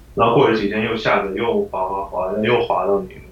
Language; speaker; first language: Chinese; early bilingual, heritage; Danish